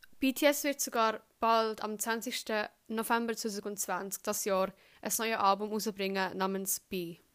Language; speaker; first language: German; native; German